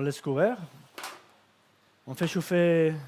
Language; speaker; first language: French; non-native, fluent; Catalan